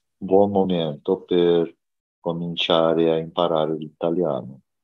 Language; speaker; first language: Italian; non-native, learner; Portuguese